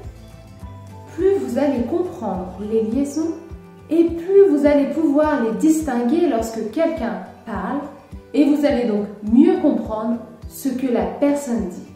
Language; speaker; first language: French; native; French